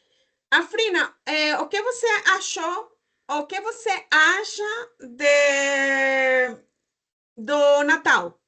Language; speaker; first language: Portuguese; non-native, fluent; Spanish